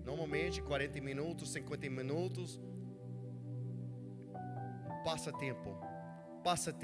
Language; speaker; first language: Portuguese; non-native, learner; English